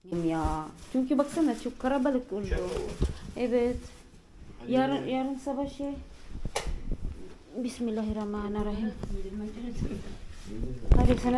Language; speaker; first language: Turkish; non-native, learner; Filipino